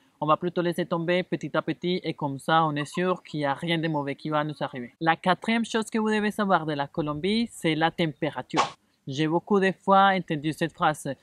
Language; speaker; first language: French; non-native, fluent; Spanish